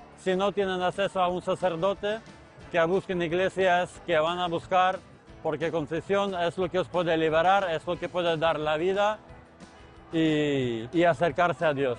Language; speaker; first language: Spanish; non-native, fluent; Ukrainian